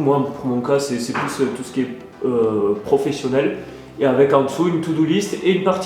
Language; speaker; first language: French; native; French